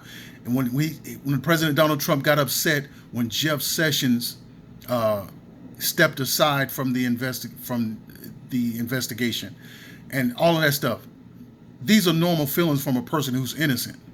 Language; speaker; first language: English; native; English